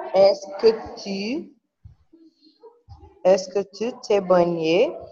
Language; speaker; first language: French; non-native, learner; Portuguese